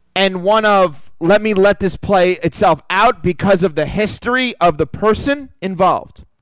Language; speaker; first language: English; native; English